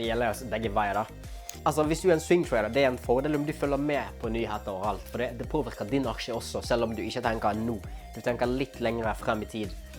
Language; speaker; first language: Norwegian; native; Norwegian